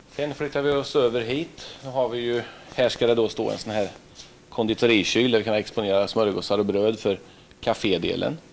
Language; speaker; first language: Swedish; native; Swedish